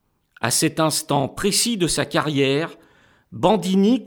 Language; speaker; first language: French; native; French